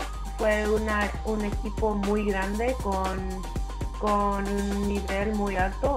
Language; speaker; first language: Spanish; early bilingual, heritage; English